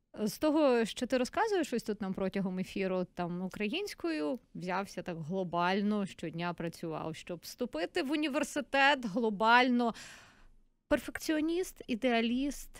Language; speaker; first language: Ukrainian; native; Ukrainian